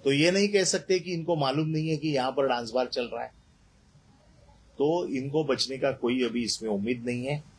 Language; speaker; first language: Hindi; non-native, local second language; Marathi